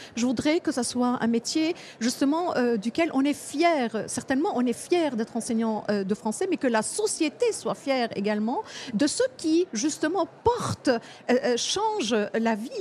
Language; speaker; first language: French; non-native, local second language; Arabic